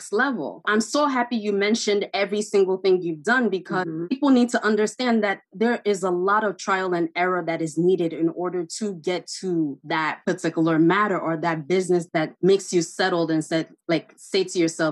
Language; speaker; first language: English; non-native, local second language; Igbo